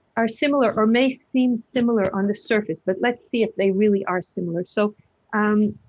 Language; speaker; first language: English; early bilingual, other home language; Hebrew